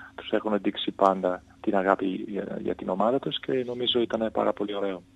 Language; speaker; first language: Greek; non-native, fluent; Italian